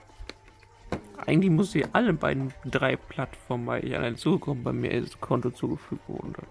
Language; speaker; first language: German; native; German